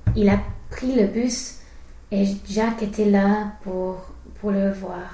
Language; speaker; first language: French; non-native, learner; English